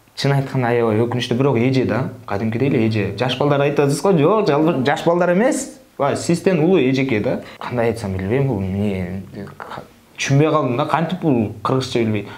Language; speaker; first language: Kyrgyz; non-native, local second language; Russian